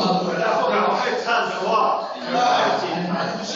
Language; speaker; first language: Chinese; native; Chinese